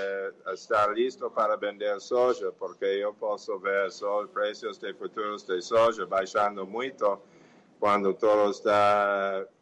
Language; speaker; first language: Portuguese; non-native, fluent; English